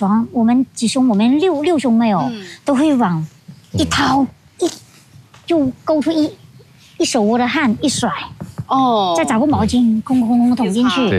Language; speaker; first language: Chinese; non-native, local second language; Hakka Chinese